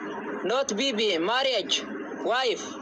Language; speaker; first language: English; non-native, learner; Oromo